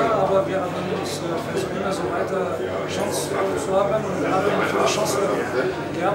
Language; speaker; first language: German; non-native, fluent; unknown